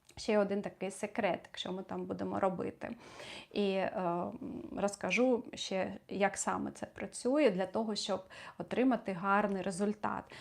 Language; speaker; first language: Ukrainian; non-native, local second language; Russian